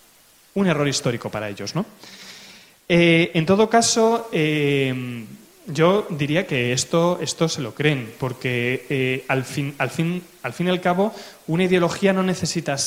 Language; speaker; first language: Spanish; native; Spanish